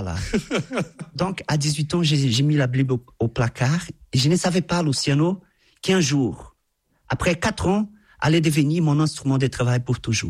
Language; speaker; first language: French; non-native, fluent; Portuguese